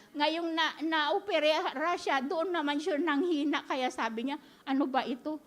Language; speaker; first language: Filipino; native; Filipino